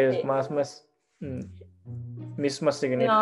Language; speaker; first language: Spanish; non-native, fluent; Japanese